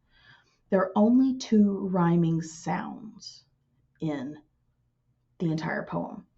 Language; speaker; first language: English; native; English